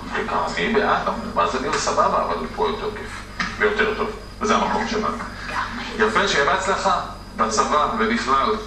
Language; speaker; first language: Hebrew; native; Hebrew